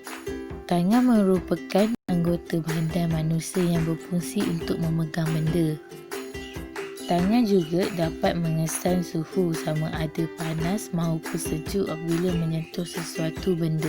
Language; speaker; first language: Malay; native; Malay